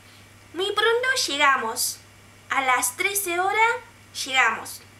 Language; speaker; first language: Spanish; non-native, fluent; Chinese